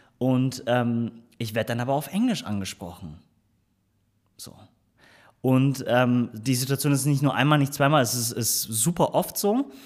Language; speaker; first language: German; early bilingual, other home language; Turkish